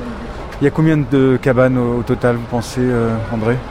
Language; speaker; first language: French; native; French